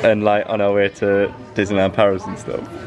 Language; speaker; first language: English; native; English